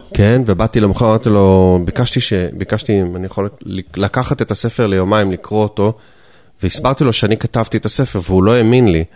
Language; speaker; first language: Hebrew; native; Hebrew